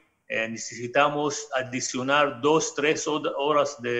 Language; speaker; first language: Spanish; non-native, fluent; Arabic